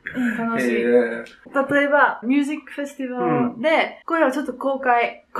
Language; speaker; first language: Japanese; non-native, learner; Dutch